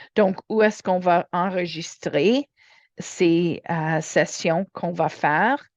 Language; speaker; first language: French; non-native, learner; English